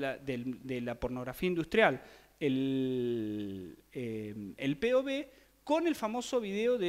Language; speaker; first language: Spanish; native; Spanish